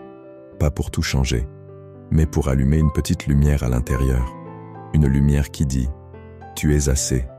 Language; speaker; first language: French; native; French